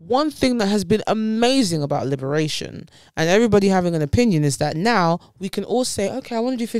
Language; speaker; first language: English; native; English